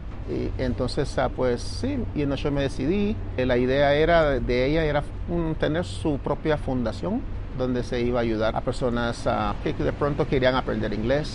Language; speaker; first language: Spanish; native; Spanish